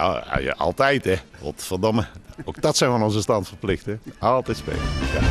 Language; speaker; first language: Dutch; native; Dutch